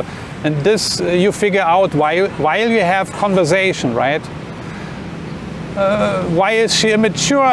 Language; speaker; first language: English; non-native, fluent; German